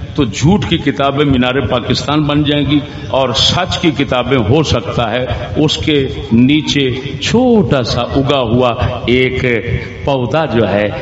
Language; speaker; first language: Urdu; non-native, local second language; Punjabi